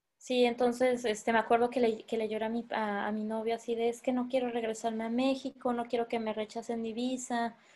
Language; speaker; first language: Spanish; native; Spanish